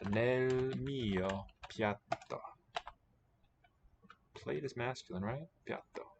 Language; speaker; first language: Italian; non-native, learner; English